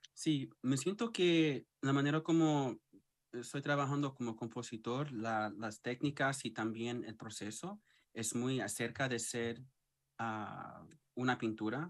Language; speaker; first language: Spanish; early bilingual, heritage; English